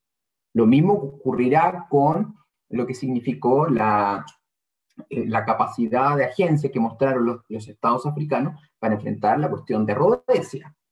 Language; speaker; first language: Spanish; native; Spanish